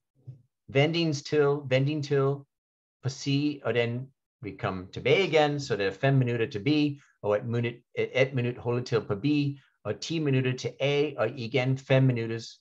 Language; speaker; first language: Danish; non-native, fluent; English